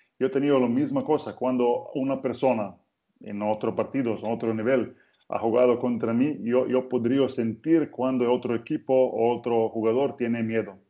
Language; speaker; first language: Spanish; non-native, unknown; Slovenian